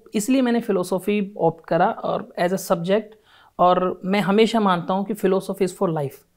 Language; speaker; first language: Hindi; native; Hindi